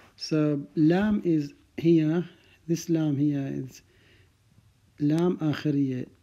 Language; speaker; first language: English; non-native, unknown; Arabic